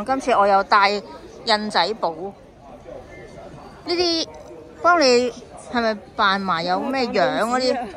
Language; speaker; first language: Chinese; native; Chinese